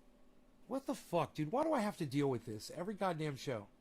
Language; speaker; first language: English; native; English